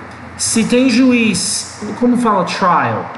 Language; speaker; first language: Portuguese; non-native, learner; English